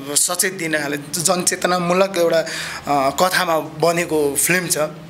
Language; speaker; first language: Nepali; non-native, local second language; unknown